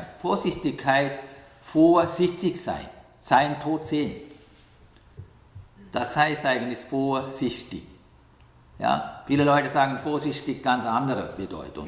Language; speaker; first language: German; non-native, learner; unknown